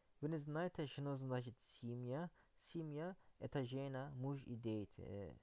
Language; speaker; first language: Russian; non-native, learner; Turkish